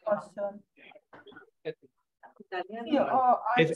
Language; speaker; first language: Italian; native; Italian